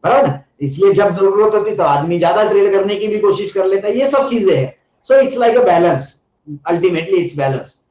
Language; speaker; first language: Hindi; non-native, local second language; Marathi